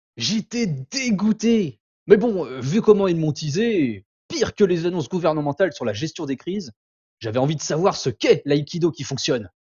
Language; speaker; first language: French; native; French